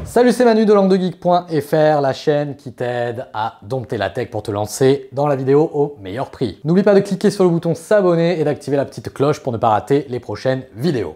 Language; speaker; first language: French; native; French